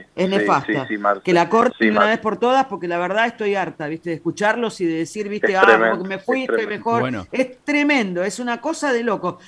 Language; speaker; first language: Spanish; native; Spanish